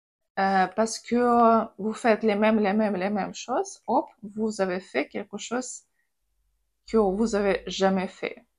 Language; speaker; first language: French; non-native, fluent; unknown